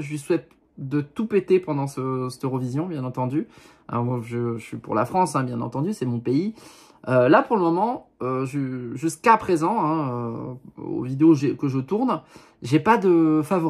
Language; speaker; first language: French; native; French